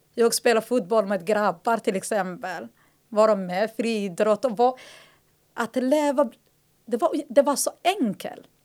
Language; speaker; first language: Swedish; non-native, fluent; Somali